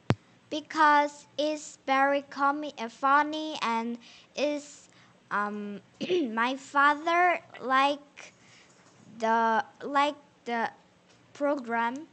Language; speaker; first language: English; non-native, learner; Korean